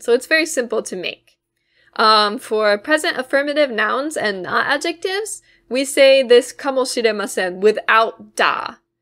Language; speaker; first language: English; native; English